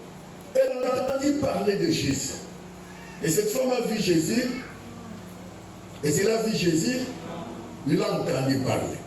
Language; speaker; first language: French; non-native, local second language; Lingala